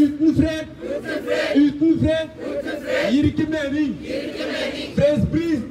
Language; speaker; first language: Norwegian; non-native, learner; Oromo